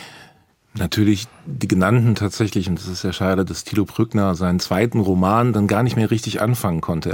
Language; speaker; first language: German; native; German